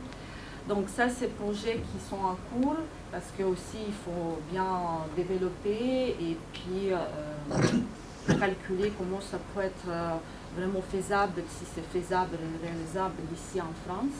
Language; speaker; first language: French; non-native, fluent; Ukrainian